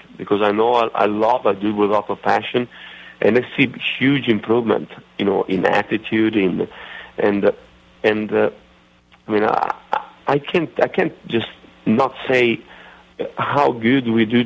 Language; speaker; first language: English; non-native, fluent; Italian